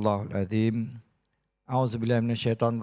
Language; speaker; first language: Indonesian; native; Indonesian